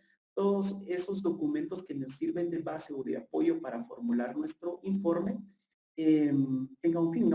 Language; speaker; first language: Spanish; native; Spanish